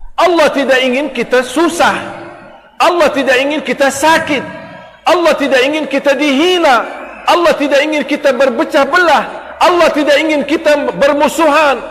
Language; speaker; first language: Malay; non-native, fluent; Arabic